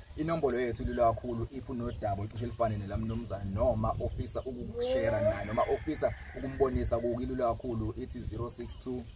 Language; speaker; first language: Zulu; native; Zulu